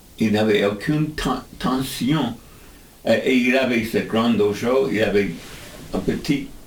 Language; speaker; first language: French; non-native, fluent; English